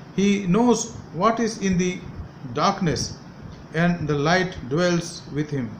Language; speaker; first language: English; non-native, local second language; Hindi